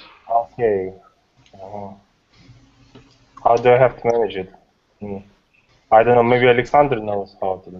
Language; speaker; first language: English; non-native, learner; Russian